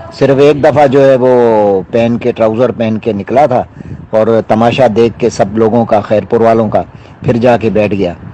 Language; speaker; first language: Urdu; non-native, local second language; Sindhi